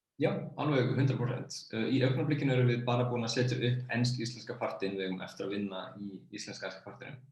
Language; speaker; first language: Icelandic; native; Icelandic